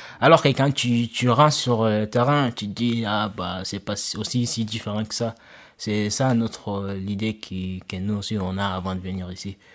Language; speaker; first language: French; non-native, local second language; Soninke